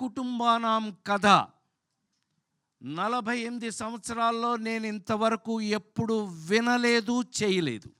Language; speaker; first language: Telugu; native; Telugu